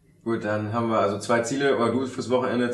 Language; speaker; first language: German; native; German